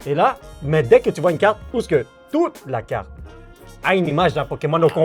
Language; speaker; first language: French; native; French